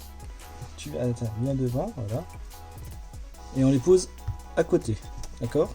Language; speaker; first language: French; native; French